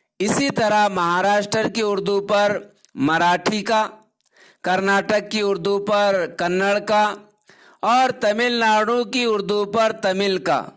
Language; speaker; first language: Urdu; native; Urdu